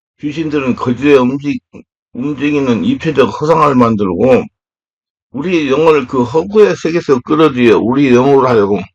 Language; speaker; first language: Korean; native; Korean